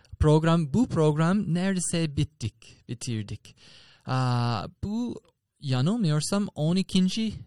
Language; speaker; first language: Turkish; non-native, fluent; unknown